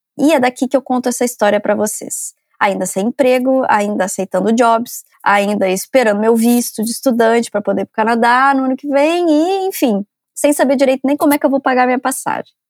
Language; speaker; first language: Portuguese; native; Portuguese